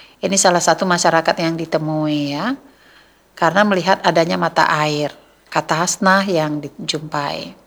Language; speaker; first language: Indonesian; native; Indonesian